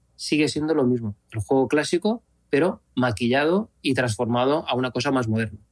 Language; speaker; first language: Spanish; native; Spanish